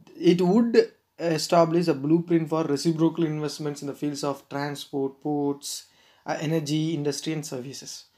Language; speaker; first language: English; non-native, local second language; Tamil